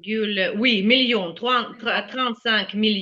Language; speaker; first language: French; non-native, fluent; Ukrainian